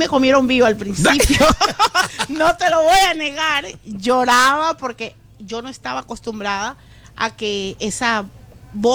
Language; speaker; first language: Spanish; native; Spanish